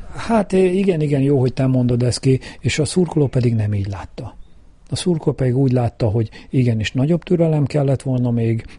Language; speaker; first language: Hungarian; native; Hungarian